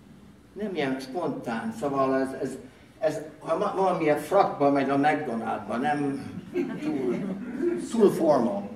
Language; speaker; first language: Hungarian; early bilingual, heritage; Hungarian